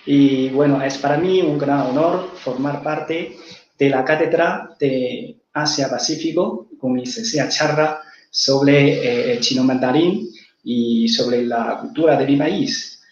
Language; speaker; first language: Spanish; non-native, fluent; Chinese